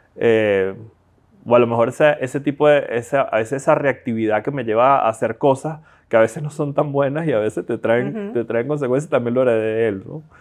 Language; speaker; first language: Spanish; native; Spanish